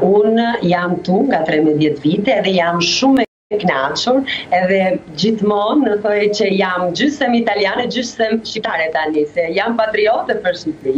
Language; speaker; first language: Albanian; non-native, learner; Italian